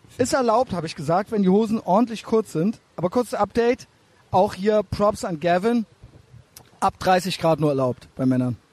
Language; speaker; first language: German; native; German